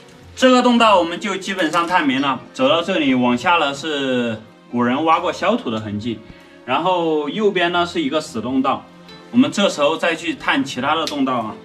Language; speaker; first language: Chinese; native; Chinese